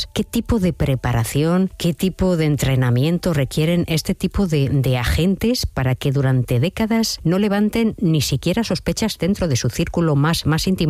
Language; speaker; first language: Spanish; native; Spanish